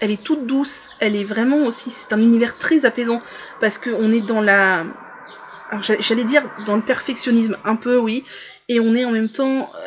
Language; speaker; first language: French; native; French